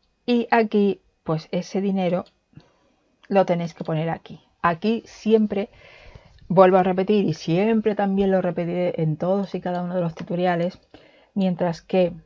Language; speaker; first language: Spanish; native; Spanish